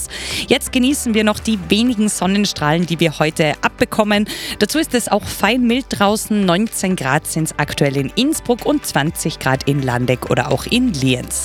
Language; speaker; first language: German; native; German